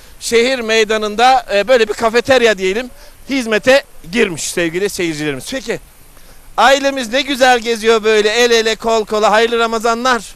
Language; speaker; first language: Turkish; native; Turkish